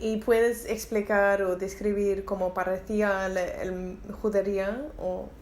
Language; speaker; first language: Spanish; non-native, learner; English